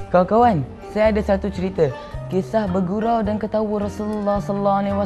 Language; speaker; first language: Malay; native; Malay